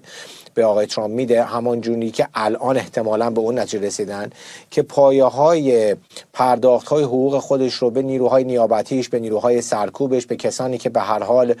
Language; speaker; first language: Persian; native; Persian